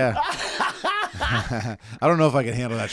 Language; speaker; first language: English; native; English